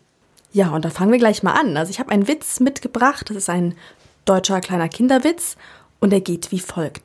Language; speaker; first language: German; native; German